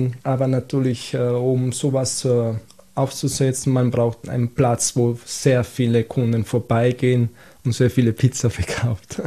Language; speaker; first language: German; non-native, fluent; Italian